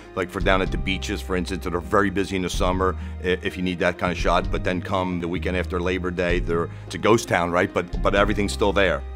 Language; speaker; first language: English; native; English